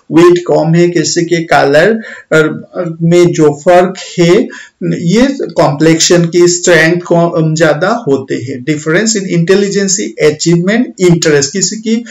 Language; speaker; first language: Hindi; non-native, local second language; Bangla